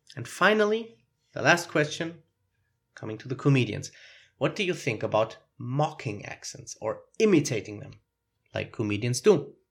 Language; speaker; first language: English; non-native, fluent; German